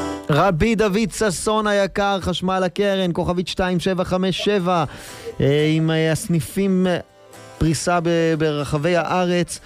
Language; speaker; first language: Hebrew; native; Hebrew